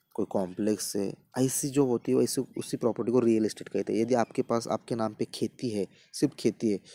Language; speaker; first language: Hindi; non-native, local second language; Marathi